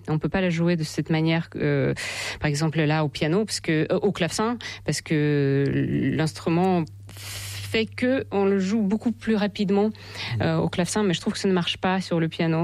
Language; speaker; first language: French; non-native, fluent; Russian